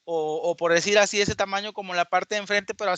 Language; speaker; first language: Spanish; native; Spanish